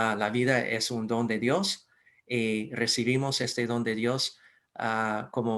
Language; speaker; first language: Spanish; non-native, fluent; English